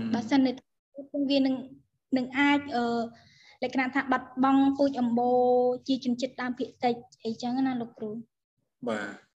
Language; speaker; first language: Khmer; non-native, local second language; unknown